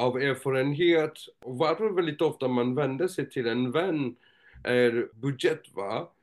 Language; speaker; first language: Swedish; non-native, fluent; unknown